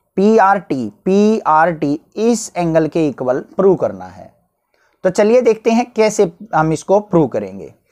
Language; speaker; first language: Hindi; native; Hindi